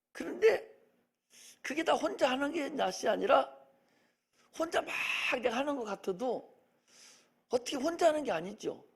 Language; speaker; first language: Korean; native; Korean